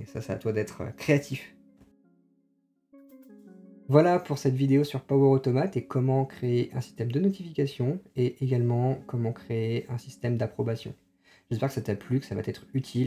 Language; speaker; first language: French; native; French